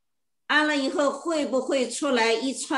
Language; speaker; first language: Chinese; native; Chinese